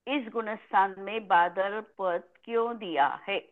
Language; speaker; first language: Hindi; non-native, local second language; Marathi